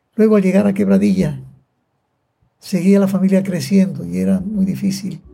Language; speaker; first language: Spanish; native; Spanish